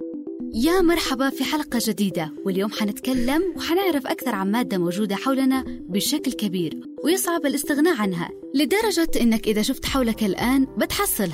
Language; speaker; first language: Arabic; native; Arabic